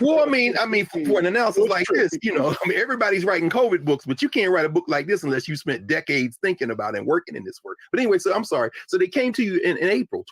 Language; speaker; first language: English; native; English